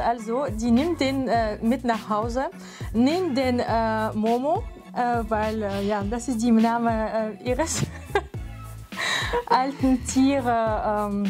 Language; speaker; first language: German; non-native, fluent; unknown